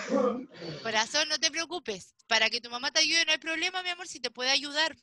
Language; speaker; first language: Spanish; native; Spanish